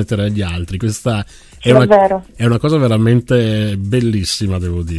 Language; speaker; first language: Italian; native; Italian